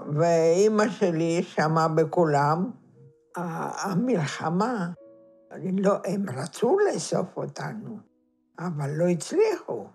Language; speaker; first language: Hebrew; non-native, fluent; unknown